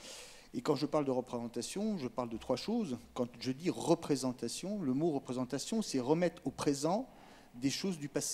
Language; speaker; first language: French; native; French